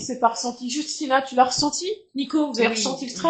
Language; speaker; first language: French; native; French